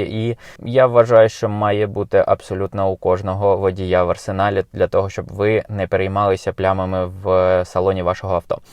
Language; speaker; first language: Ukrainian; non-native, local second language; Russian